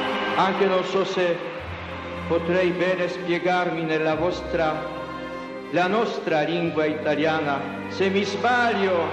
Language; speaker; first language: Italian; non-native, fluent; Polish